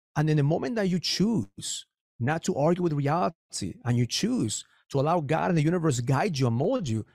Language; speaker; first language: English; early bilingual, other home language; Spanish